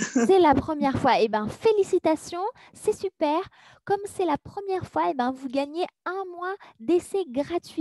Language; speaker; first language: French; native; French